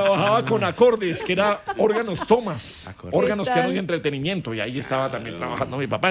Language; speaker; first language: Spanish; native; Spanish